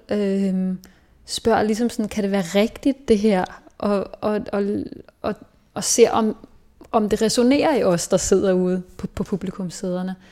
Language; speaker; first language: Danish; native; Danish